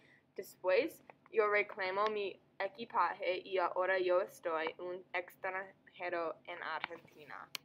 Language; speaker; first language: Spanish; non-native, learner; English